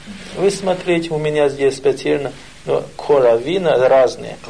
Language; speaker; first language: Russian; non-native, learner; Chinese